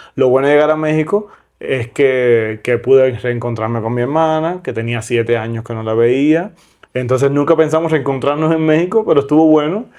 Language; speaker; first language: Spanish; native; Spanish